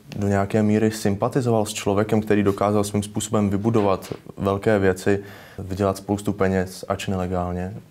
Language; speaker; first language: Czech; native; Czech